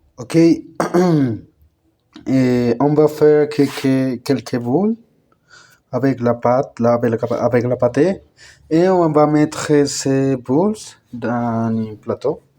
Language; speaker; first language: French; non-native, learner; Spanish